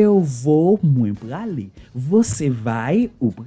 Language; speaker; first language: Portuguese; non-native, fluent; Haitian Creole